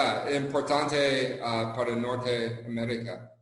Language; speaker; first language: Spanish; non-native, fluent; English